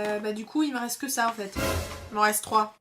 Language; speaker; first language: French; native; French